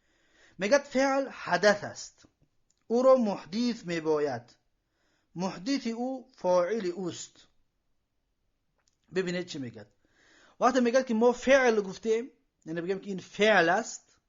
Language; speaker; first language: Persian; native; Persian